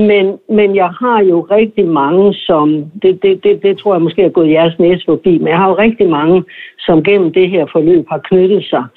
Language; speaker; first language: Danish; native; Danish